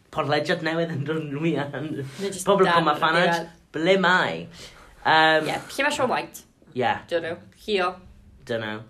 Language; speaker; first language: Welsh; native; Welsh